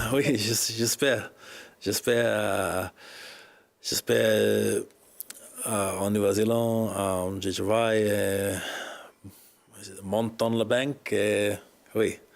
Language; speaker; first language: French; non-native, learner; English